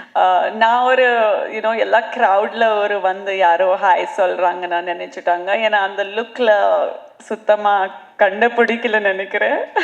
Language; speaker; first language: Tamil; non-native, learner; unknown